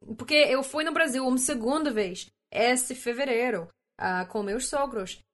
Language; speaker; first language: Portuguese; non-native, learner; English